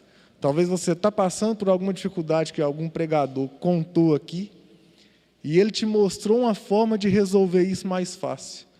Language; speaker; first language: Portuguese; native; Portuguese